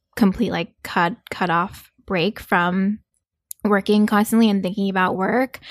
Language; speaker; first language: English; early bilingual, other home language; Korean